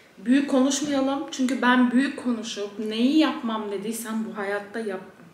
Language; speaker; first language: Turkish; early bilingual, heritage; Turkish